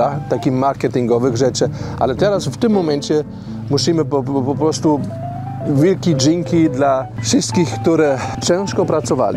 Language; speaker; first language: Polish; non-native, learner; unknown